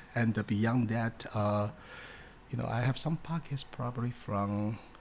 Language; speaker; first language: English; non-native, fluent; Chinese